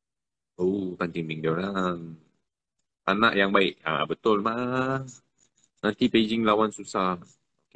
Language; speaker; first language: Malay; non-native, local second language; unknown